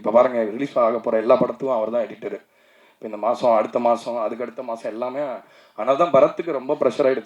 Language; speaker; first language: Tamil; native; Tamil